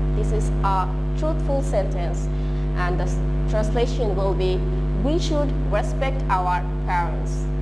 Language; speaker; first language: English; non-native, local second language; Bangla